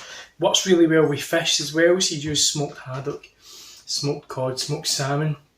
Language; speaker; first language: English; native; English